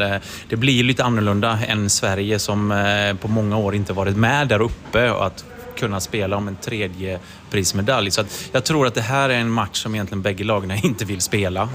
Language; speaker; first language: Swedish; native; Swedish